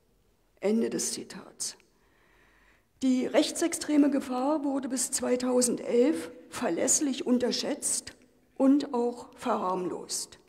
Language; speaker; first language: German; native; German